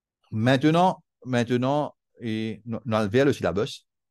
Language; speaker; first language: French; non-native, local second language; Morisyen